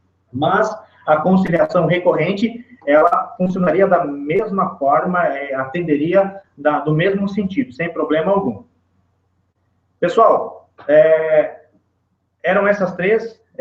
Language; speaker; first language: Portuguese; native; Portuguese